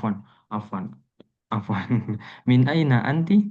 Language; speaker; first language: Arabic; non-native, fluent; Indonesian